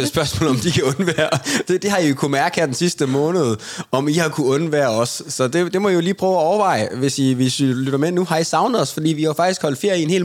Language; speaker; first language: Danish; native; Danish